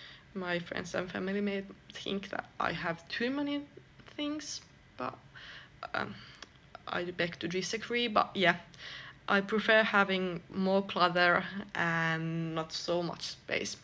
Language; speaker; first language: English; non-native, fluent; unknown